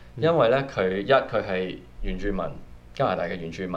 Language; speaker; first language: Cantonese; native; Cantonese